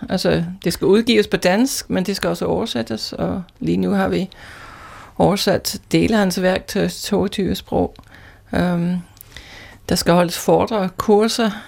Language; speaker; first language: Danish; non-native, fluent; English